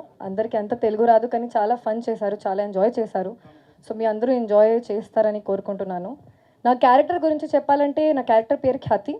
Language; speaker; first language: Telugu; non-native, fluent; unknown